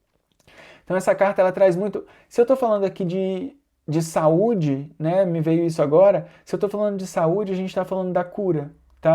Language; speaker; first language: Portuguese; native; Portuguese